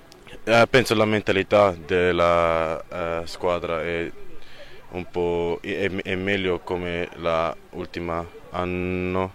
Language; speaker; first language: Italian; non-native, learner; German